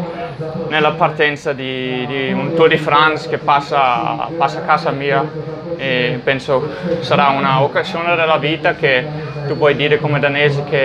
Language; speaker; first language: Italian; non-native, fluent; Danish